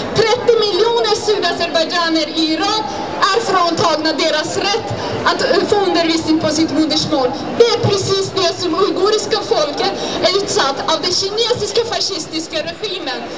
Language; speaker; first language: Swedish; non-native, fluent; Azerbaijani